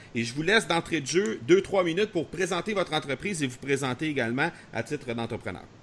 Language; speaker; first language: French; native; French